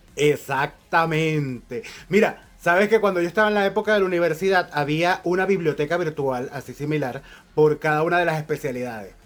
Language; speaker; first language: Spanish; native; Spanish